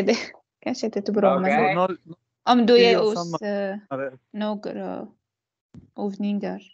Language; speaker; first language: Swedish; non-native, learner; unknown